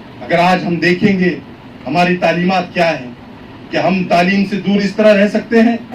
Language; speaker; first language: Urdu; native; Urdu